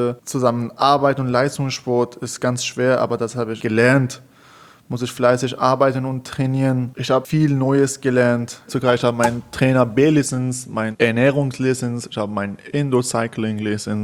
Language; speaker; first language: German; non-native, learner; Persian